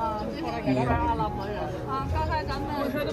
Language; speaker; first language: Chinese; native; Chinese